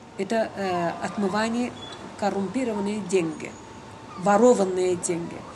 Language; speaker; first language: Russian; non-native, local second language; Azerbaijani